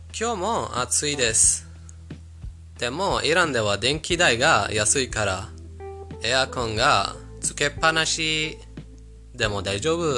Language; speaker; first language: Japanese; non-native, fluent; Persian